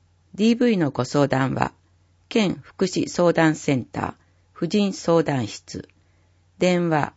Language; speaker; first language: Japanese; native; Japanese